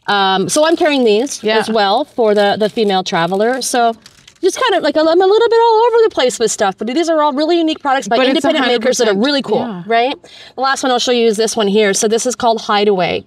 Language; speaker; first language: English; native; English